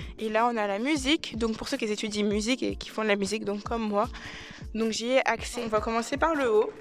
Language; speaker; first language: French; native; French